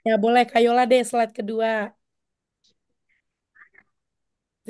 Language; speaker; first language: Indonesian; native; Indonesian